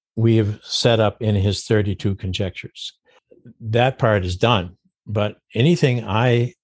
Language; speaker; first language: English; native; English